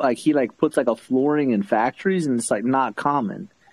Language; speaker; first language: English; native; English